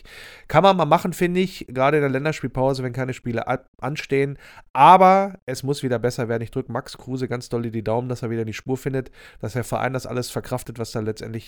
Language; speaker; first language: German; native; German